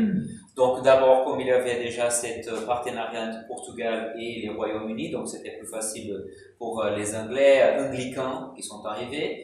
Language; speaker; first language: French; non-native, fluent; Portuguese